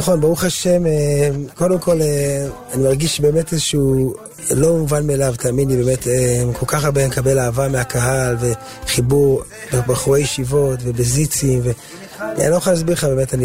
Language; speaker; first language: Hebrew; native; Hebrew